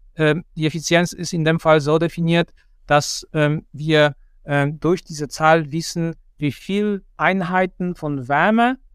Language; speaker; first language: German; non-native, fluent; Polish